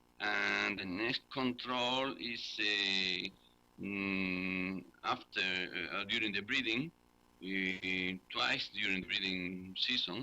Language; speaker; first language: English; non-native, learner; Spanish